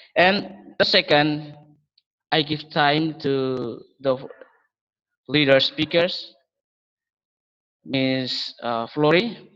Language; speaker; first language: English; non-native, learner; Indonesian